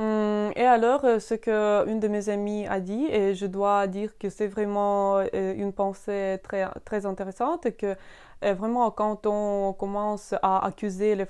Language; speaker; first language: French; non-native, fluent; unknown